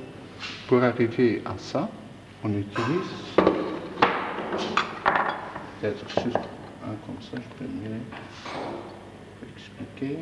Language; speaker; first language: French; non-native, fluent; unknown